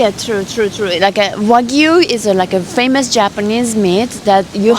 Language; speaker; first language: English; non-native, fluent; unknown